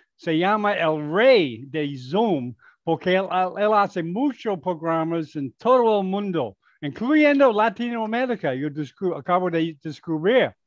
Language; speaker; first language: Spanish; non-native, learner; English